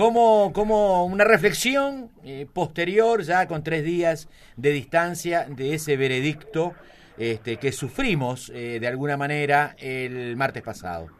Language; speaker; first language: Spanish; native; Spanish